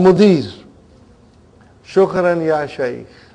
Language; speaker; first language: Arabic; non-native, fluent; Urdu